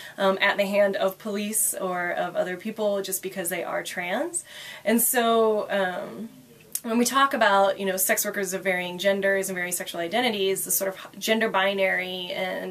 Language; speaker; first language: English; native; English